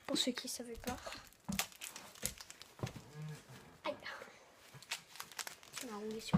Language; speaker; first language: French; native; French